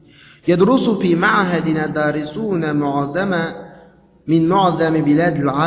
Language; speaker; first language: Arabic; non-native, fluent; Uyghur